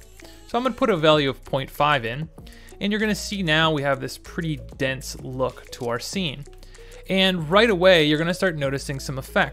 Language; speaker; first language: English; native; English